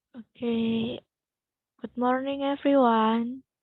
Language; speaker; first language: English; non-native, learner; Indonesian